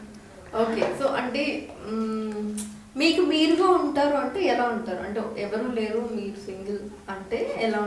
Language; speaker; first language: Telugu; native; Telugu